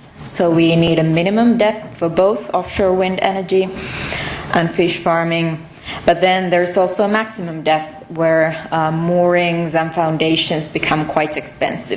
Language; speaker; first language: English; non-native, fluent; Finnish